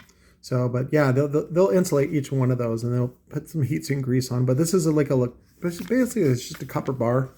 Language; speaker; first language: English; native; English